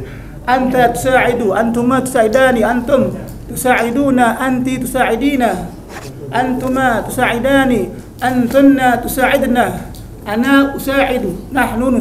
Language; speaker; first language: Arabic; non-native, learner; Indonesian